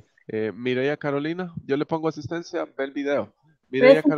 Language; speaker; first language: Spanish; native; Spanish